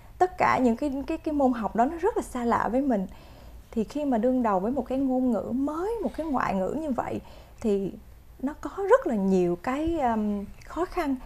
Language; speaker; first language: Vietnamese; native; Vietnamese